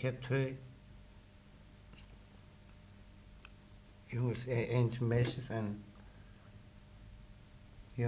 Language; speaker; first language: Dutch; non-native, learner; Turkish